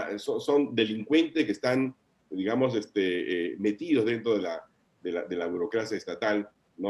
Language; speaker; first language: Spanish; native; Spanish